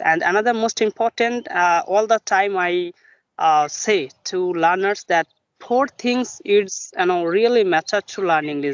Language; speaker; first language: English; non-native, local second language; Bangla